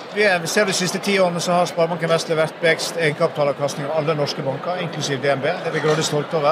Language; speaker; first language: Norwegian; native; Norwegian